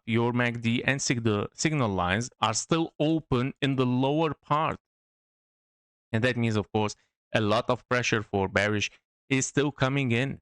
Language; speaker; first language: English; non-native, fluent; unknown